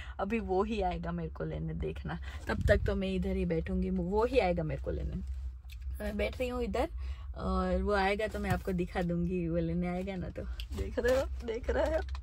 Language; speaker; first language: Hindi; non-native, local second language; Gujarati